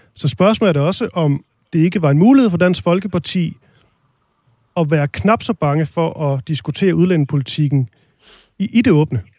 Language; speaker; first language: Danish; native; Danish